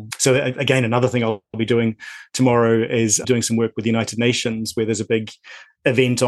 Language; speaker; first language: English; native; English